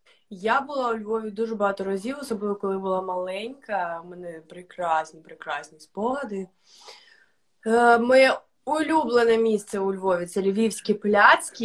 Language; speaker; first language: Ukrainian; non-native, local second language; Russian